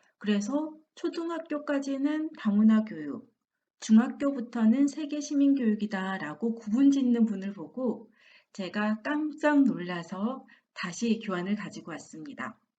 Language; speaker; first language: Korean; native; Korean